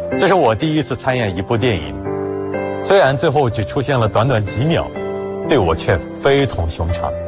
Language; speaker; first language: Chinese; early bilingual, other home language; Arabic